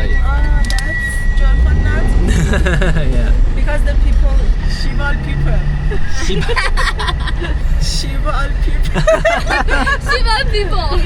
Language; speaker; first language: English; non-native, learner; Persian